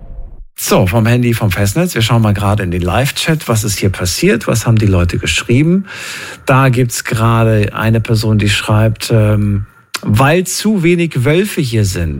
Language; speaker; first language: German; native; German